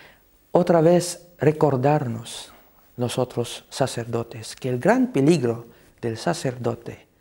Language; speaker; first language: Spanish; non-native, fluent; Cebuano